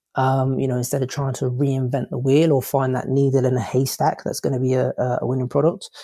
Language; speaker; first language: English; native; English